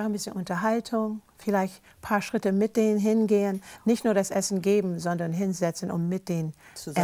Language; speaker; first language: German; non-native, fluent; English